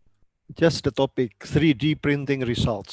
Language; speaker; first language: English; non-native, learner; Indonesian